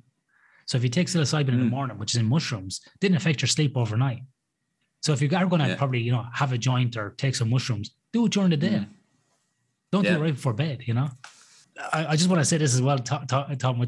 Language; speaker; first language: English; native; English